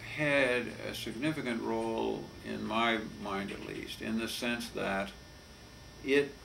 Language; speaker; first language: English; native; English